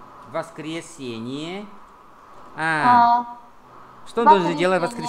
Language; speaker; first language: Russian; non-native, fluent; Vietnamese